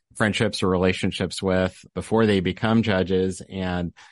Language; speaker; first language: English; native; English